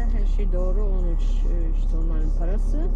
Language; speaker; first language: Turkish; non-native, fluent; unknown